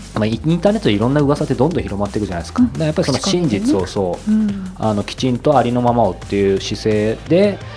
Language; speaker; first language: Japanese; native; Japanese